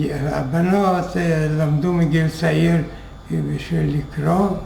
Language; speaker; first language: Hebrew; non-native, fluent; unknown